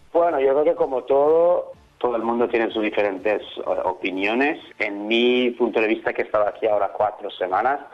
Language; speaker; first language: Spanish; non-native, fluent; Swedish